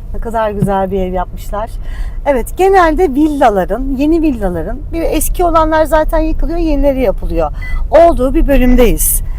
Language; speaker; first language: Turkish; native; Turkish